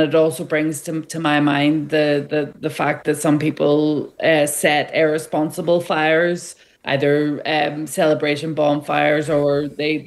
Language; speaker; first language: English; native; English